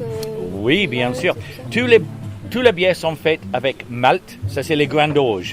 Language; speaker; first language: French; non-native, learner; English